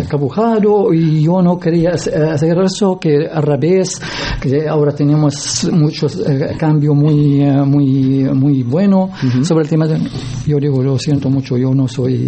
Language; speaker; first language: Spanish; non-native, learner; Arabic